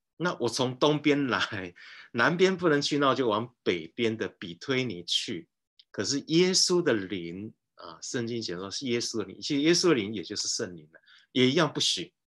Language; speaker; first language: Chinese; native; Chinese